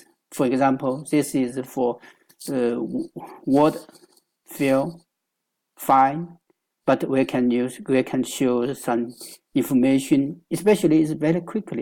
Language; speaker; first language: English; non-native, learner; Chinese